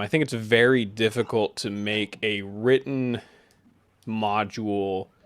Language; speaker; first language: English; native; English